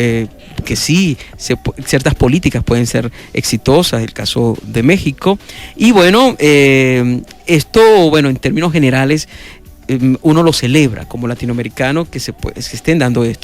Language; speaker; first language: Spanish; native; Spanish